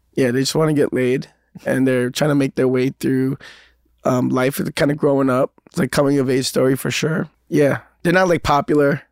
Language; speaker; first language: English; native; English